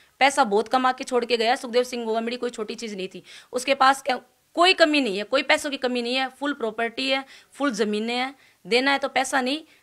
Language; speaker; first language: Hindi; native; Hindi